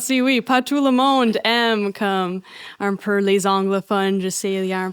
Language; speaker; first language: French; non-native, fluent; English